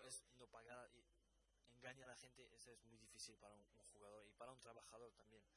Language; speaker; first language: Spanish; non-native, fluent; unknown